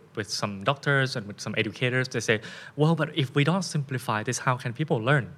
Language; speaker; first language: English; non-native, fluent; Thai